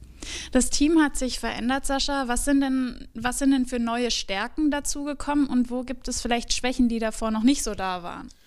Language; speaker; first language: German; native; German